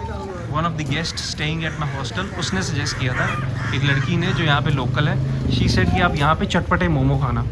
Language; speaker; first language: Hindi; native; Hindi